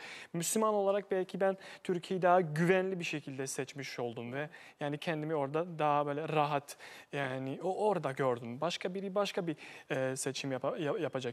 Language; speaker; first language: Turkish; non-native, fluent; Bosnian